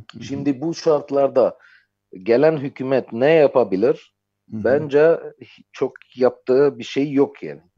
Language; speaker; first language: Turkish; non-native, fluent; Armenian